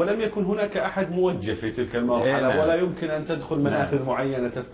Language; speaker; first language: Arabic; native; Arabic